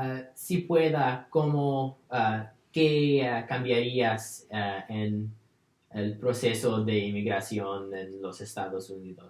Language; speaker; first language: Spanish; non-native, learner; English